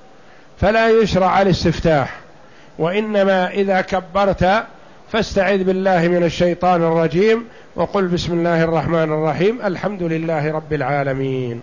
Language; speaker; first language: Arabic; native; Arabic